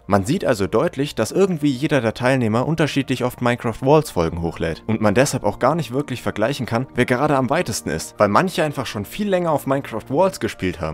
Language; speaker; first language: German; native; German